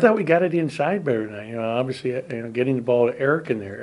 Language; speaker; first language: English; native; English